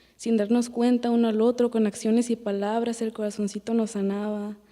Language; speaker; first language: Spanish; early bilingual, other home language; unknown